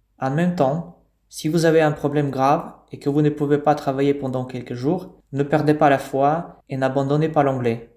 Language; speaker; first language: French; non-native, fluent; Russian